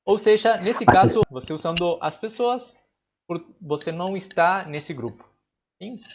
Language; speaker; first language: Portuguese; non-native, fluent; Spanish